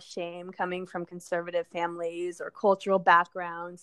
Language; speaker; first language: English; native; English